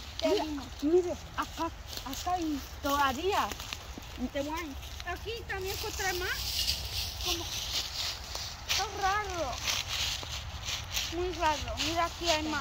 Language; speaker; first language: Spanish; early bilingual, heritage; Spanish